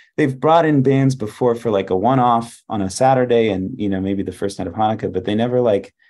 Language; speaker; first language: English; early bilingual, other home language; Hebrew